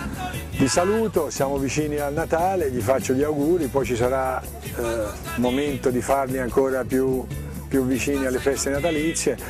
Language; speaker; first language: Italian; native; Italian